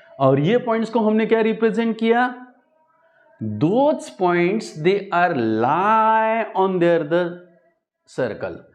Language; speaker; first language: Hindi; non-native, local second language; Marathi